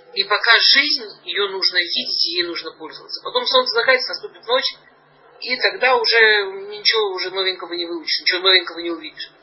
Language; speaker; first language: Russian; early bilingual, heritage; Russian